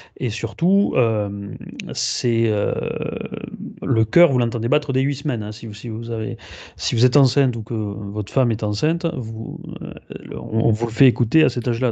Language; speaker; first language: French; native; French